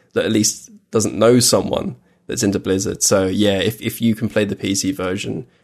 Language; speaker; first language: English; native; English